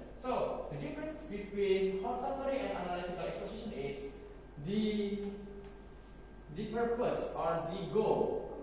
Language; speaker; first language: English; non-native, fluent; Indonesian